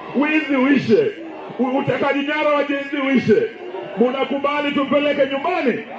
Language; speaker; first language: Swahili; non-native, local second language; Kikuyu